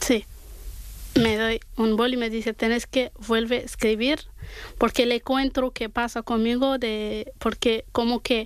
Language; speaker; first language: Spanish; non-native, learner; Arabic